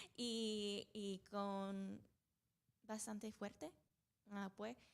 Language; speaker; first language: Spanish; early bilingual, heritage; Spanish